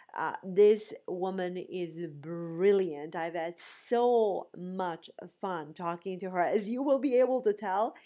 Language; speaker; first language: English; non-native, fluent; Bosnian